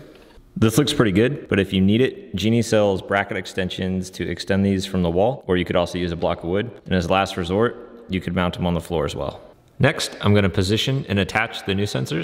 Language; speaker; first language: English; native; English